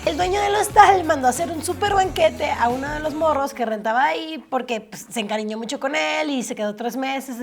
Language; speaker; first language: Spanish; native; Spanish